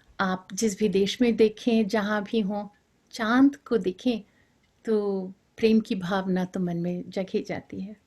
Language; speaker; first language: Hindi; non-native, local second language; Bangla